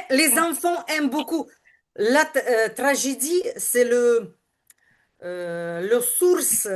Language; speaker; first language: French; non-native, learner; Ukrainian